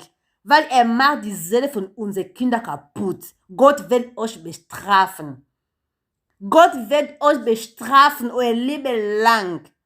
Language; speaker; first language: German; non-native, learner; Lingala